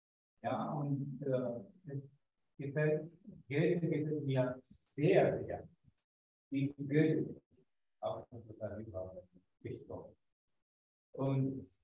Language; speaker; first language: German; non-native, fluent; Japanese